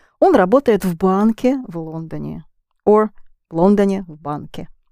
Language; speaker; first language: Russian; native; Russian